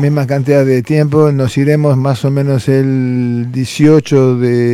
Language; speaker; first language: Spanish; non-native, local second language; Armenian